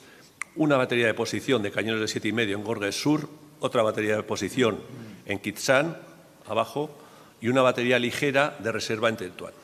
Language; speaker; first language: Spanish; native; Spanish